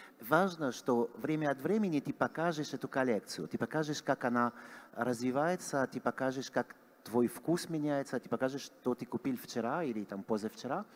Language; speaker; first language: Russian; non-native, fluent; French